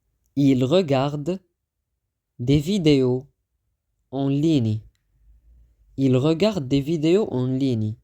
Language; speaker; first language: French; non-native, fluent; Arabic